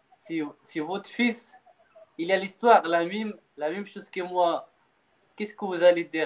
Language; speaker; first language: French; non-native, learner; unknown